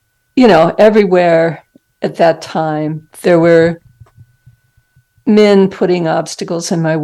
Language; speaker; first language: English; native; English